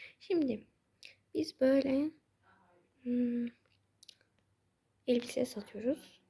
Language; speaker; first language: Turkish; early bilingual, heritage; Turkish